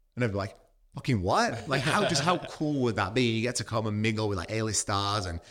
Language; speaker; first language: English; native; English